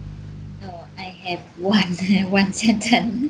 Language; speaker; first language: English; non-native, learner; Vietnamese